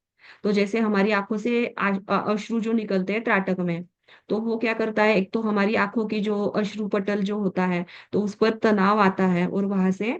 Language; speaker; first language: Hindi; native; Hindi